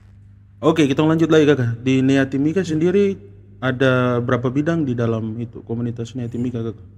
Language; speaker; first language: Malay; native; Malay